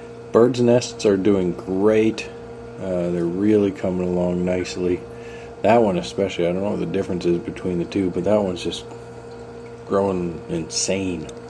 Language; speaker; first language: English; native; English